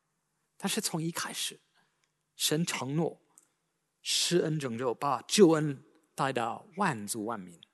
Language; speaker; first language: Chinese; native; Chinese